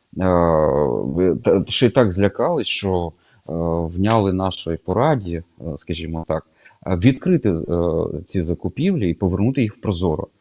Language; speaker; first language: Ukrainian; native; Ukrainian